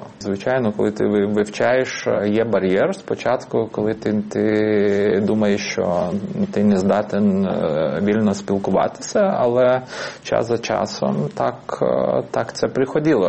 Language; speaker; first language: Ukrainian; non-native, fluent; Lithuanian